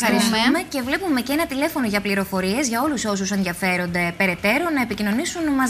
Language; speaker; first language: Greek; native; Greek